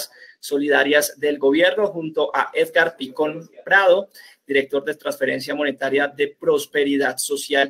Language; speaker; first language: Spanish; native; Spanish